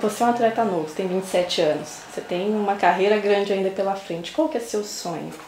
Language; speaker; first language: Portuguese; native; Portuguese